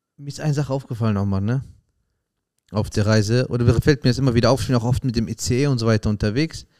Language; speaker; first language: German; early bilingual, other home language; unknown